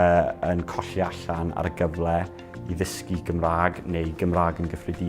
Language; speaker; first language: Welsh; non-native, local second language; English